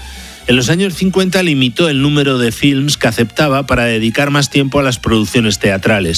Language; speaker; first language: Spanish; native; Spanish